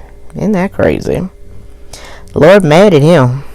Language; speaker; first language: English; native; English